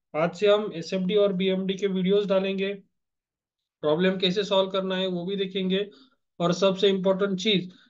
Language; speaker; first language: Hindi; non-native, local second language; Marathi